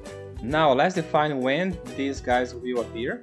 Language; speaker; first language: English; non-native, fluent; Portuguese